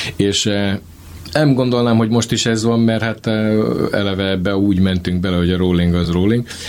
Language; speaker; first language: Hungarian; native; Hungarian